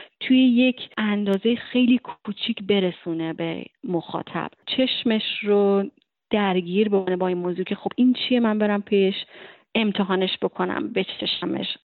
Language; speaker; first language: Persian; native; Persian